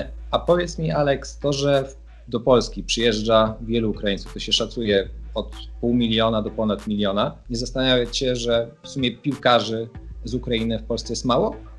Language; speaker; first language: Polish; native; Polish